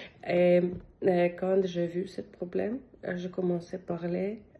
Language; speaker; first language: French; non-native, learner; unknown